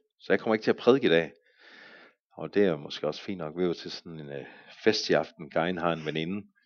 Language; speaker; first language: Danish; native; Danish